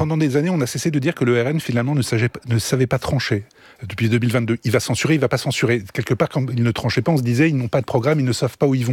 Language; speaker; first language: French; native; French